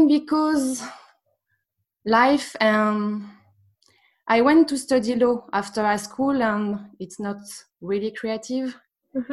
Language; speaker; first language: English; non-native, fluent; French